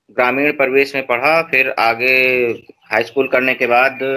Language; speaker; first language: Hindi; native; Hindi